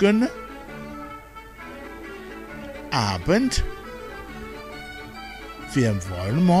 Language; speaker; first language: German; non-native, fluent; Rundi